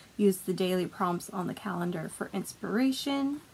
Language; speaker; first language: English; native; English